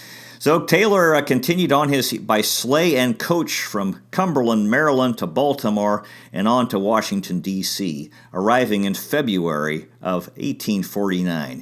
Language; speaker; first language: English; native; English